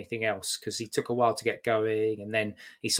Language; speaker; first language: English; native; English